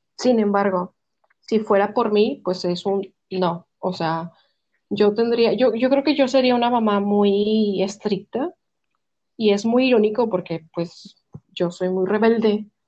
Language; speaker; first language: Spanish; native; Spanish